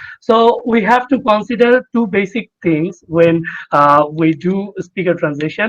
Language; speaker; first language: English; non-native, fluent; Bangla